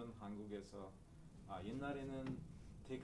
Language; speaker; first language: Korean; non-native, learner; Uzbek